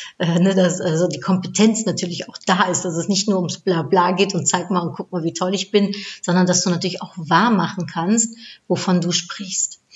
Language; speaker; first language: German; non-native, fluent; Dutch